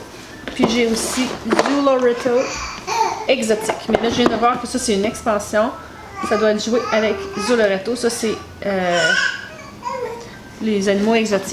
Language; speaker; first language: French; native; French